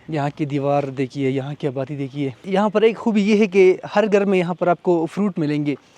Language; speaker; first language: Urdu; non-native, local second language; Pashto